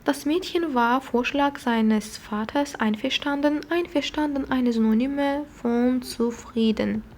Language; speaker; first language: German; non-native, fluent; Azerbaijani